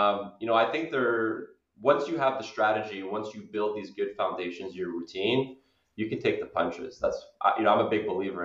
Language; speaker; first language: English; native; English